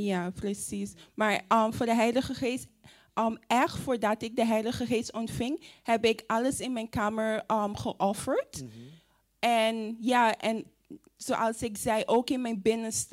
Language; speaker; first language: Dutch; non-native, fluent; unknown